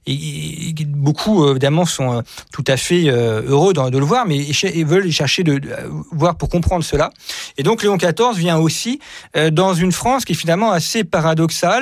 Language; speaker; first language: French; native; French